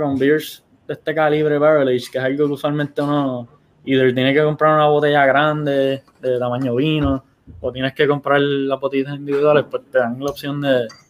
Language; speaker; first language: Spanish; early bilingual, heritage; Spanish